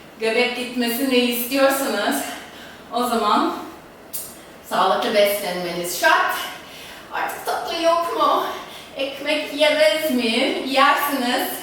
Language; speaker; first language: Turkish; non-native, fluent; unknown